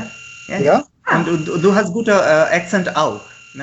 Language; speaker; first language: German; non-native, learner; Marathi